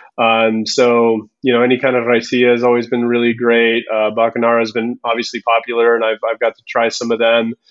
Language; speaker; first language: English; early bilingual, other home language; Spanish